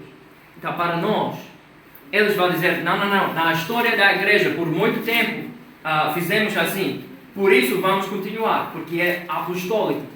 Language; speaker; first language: Portuguese; non-native, fluent; English